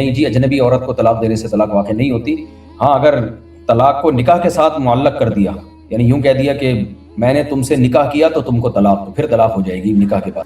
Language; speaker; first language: Urdu; native; Urdu